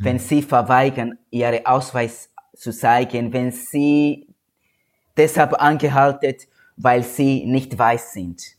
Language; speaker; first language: German; non-native, learner; Swahili